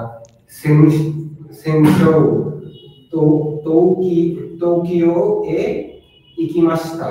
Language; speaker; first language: Japanese; non-native, learner; Bangla